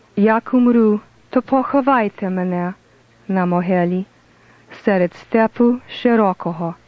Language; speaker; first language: Ukrainian; non-native, learner; English